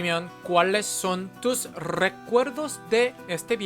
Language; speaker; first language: Spanish; non-native, fluent; Korean